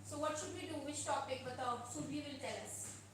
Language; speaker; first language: English; non-native, local second language; Hindi